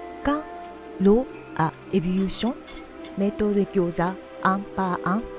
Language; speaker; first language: French; non-native, learner; Japanese